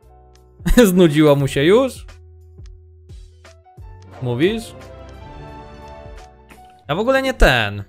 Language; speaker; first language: Polish; native; Polish